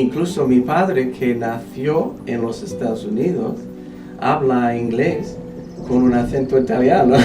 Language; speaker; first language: Spanish; non-native, fluent; English